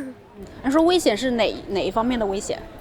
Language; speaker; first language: Chinese; native; Chinese